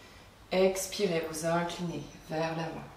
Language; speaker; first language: French; native; French